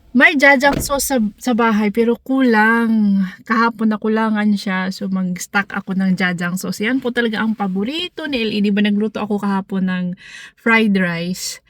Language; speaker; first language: Filipino; non-native, local second language; Cebuano